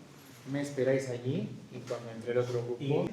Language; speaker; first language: Spanish; native; Spanish